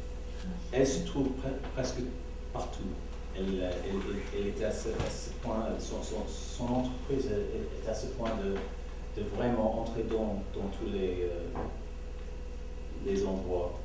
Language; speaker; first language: French; non-native, learner; English